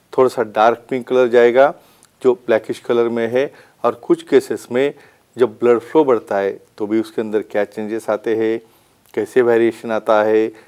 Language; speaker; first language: Hindi; non-native, local second language; Marathi